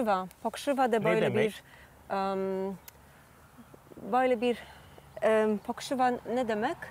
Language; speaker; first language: Turkish; non-native, fluent; Polish